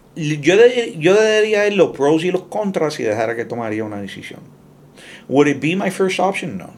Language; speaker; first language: Spanish; early bilingual, heritage; Spanish